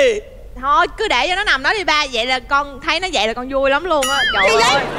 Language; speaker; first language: Vietnamese; native; Vietnamese